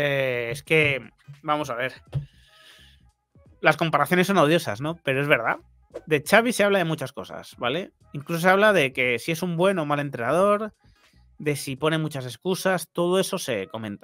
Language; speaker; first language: Spanish; native; Spanish